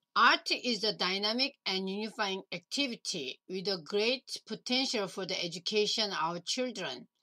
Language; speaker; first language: English; non-native, learner; Korean